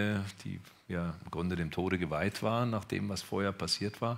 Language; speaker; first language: German; native; German